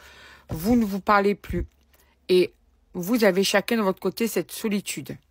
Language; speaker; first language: French; native; French